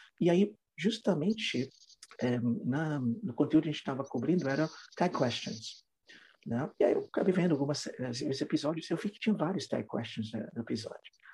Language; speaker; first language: Portuguese; non-native, fluent; English